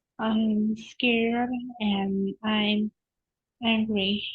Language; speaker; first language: English; non-native, learner; Vietnamese